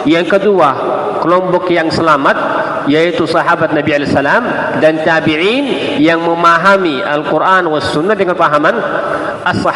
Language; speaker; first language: Indonesian; non-native, fluent; Arabic